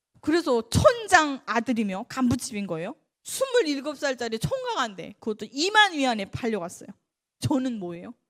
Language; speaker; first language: Korean; native; Korean